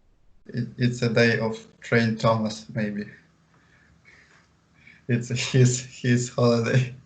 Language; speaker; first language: English; non-native, learner; Ukrainian